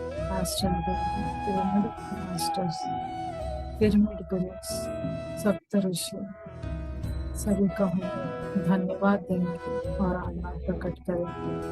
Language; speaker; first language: Hindi; native; Hindi